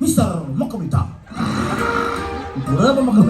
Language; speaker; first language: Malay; non-native, local second language; Balinese